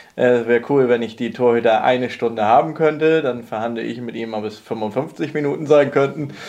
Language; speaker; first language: German; native; German